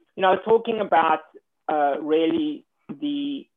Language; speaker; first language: English; native; English